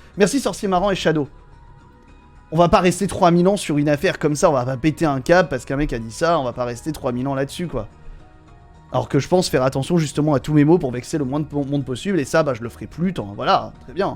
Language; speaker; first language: French; native; French